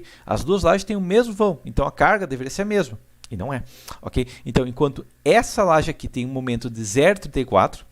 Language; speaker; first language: Portuguese; native; Portuguese